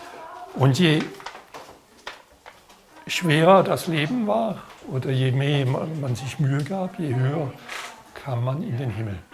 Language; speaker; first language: German; non-native, fluent; French